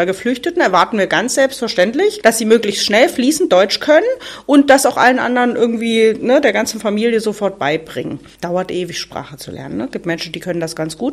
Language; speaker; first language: German; native; German